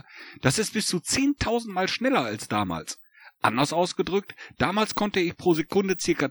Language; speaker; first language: German; native; German